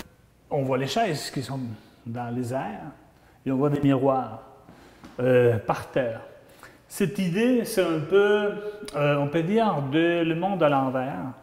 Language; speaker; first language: French; non-native, fluent; Spanish